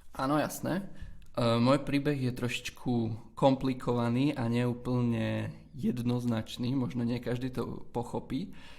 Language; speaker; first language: Slovak; native; Slovak